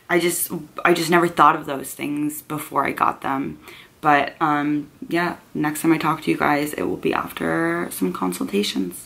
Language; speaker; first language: English; native; English